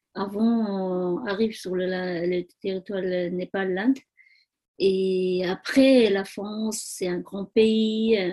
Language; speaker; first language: French; non-native, fluent; Chinese